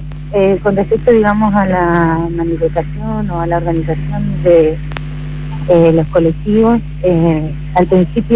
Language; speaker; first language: Spanish; native; Spanish